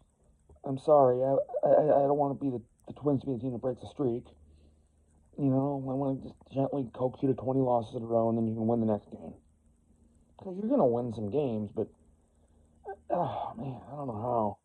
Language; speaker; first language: English; native; English